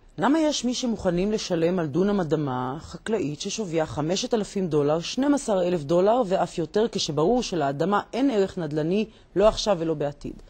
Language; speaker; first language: Hebrew; native; Hebrew